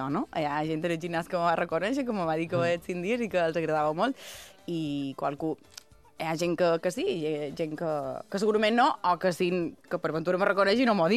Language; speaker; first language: Catalan; native; Catalan